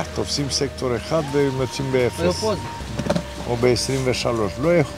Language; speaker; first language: Hebrew; non-native, learner; Romanian